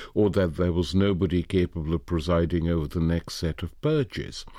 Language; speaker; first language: English; non-native, local second language; Punjabi